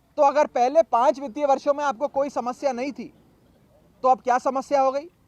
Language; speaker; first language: Hindi; native; Hindi